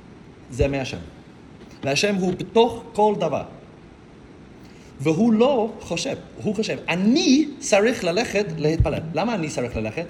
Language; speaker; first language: Hebrew; non-native, fluent; English